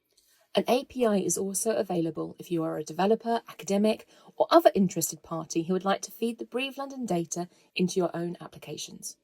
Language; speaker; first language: English; native; English